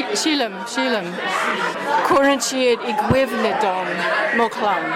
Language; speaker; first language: Irish; non-native, learner; English